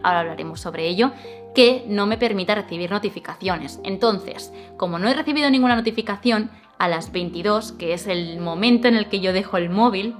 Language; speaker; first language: Spanish; native; Spanish